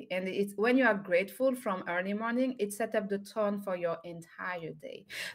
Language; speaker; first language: English; non-native, fluent; French